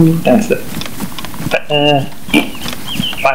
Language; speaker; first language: English; native; English